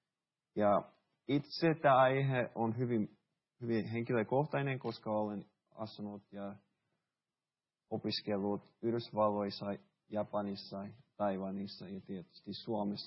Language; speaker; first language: Finnish; early bilingual, heritage; Finnish